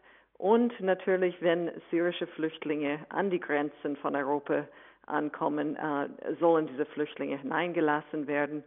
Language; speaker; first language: German; non-native, fluent; English